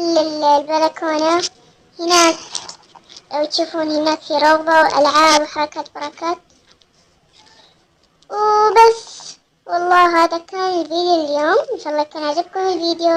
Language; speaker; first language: Arabic; native; Arabic